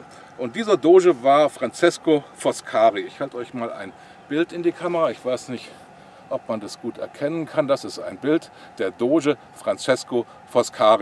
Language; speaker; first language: German; native; German